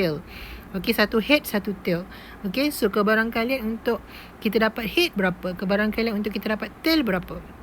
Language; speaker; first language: Malay; native; Malay